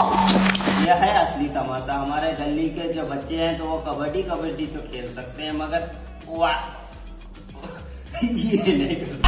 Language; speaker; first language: Hindi; native; Hindi